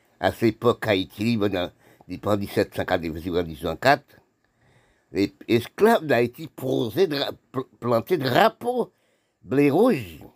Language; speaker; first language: French; non-native, local second language; Haitian Creole